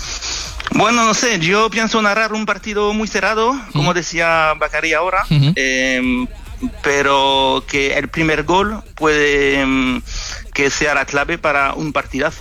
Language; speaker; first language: Spanish; non-native, fluent; French